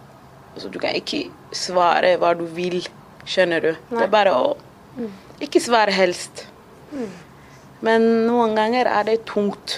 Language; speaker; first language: Norwegian; non-native, fluent; Somali